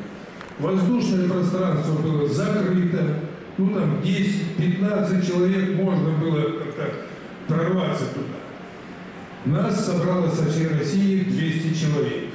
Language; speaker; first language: Russian; native; Russian